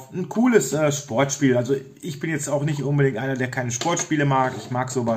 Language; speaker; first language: German; native; German